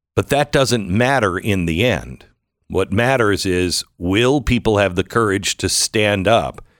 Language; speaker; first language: English; early bilingual, other home language; German